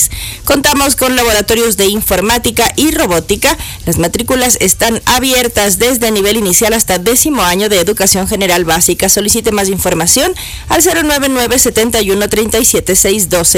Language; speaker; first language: Spanish; native; Spanish